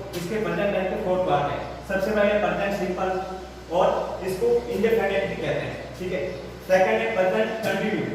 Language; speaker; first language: Hindi; native; Hindi